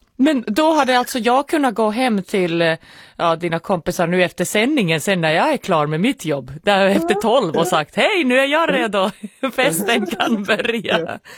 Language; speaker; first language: Swedish; native; Swedish